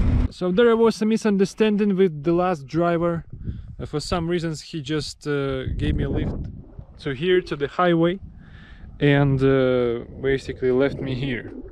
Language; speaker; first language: English; non-native, fluent; Russian